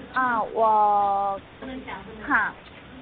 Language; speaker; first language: Chinese; non-native, learner; Korean